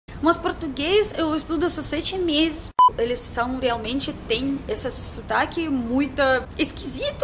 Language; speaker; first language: Portuguese; non-native, learner; Russian